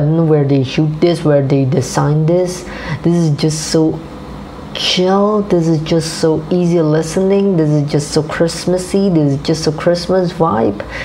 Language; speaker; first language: English; non-native, fluent; Indonesian